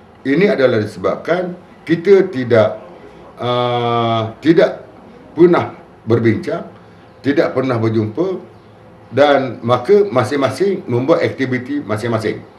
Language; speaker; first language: Malay; native; Malay